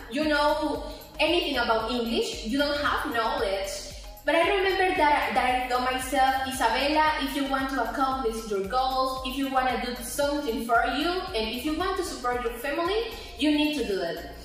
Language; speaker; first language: English; non-native, learner; Spanish